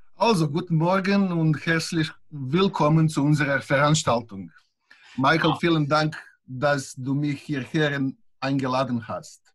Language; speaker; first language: German; non-native, learner; Croatian